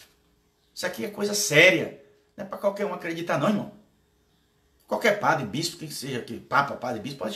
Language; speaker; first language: Portuguese; native; Portuguese